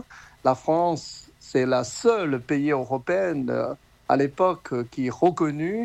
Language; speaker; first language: French; non-native, fluent; Chinese